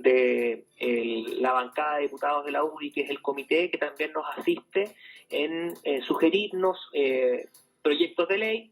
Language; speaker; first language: Spanish; native; Spanish